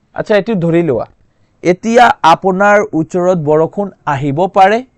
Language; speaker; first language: Hindi; non-native, local second language; Assamese